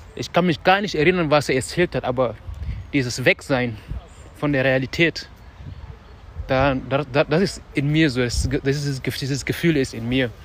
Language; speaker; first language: German; non-native, fluent; Wolof